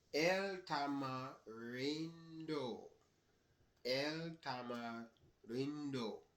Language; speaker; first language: Spanish; non-native, learner; English